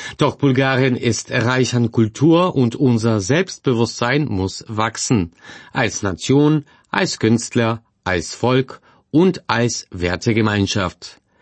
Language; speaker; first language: German; non-native, fluent; Bulgarian